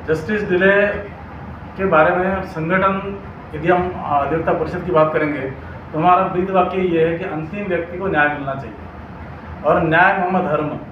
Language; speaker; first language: Hindi; non-native, local second language; Marathi